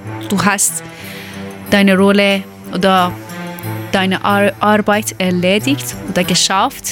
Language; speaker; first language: German; non-native, learner; Persian